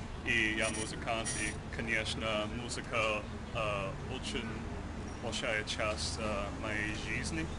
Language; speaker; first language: Russian; non-native, learner; English